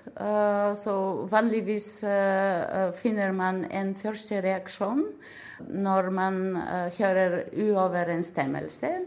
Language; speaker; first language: Norwegian; non-native, fluent; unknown